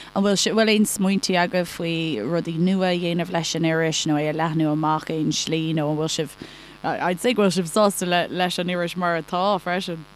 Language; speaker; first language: Irish; non-native, local second language; English